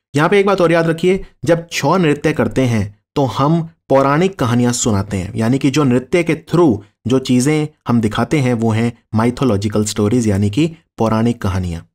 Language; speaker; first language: Hindi; native; Hindi